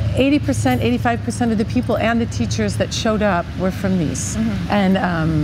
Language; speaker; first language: English; native; English